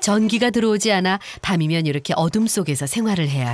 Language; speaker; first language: Korean; native; Korean